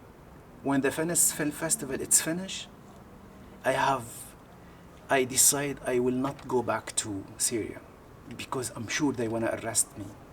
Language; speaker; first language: English; non-native, learner; Arabic